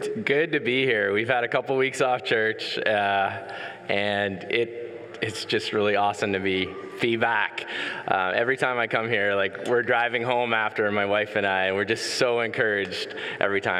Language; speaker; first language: English; native; English